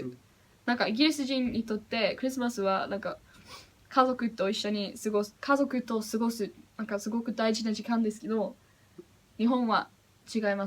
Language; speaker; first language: Japanese; non-native, learner; English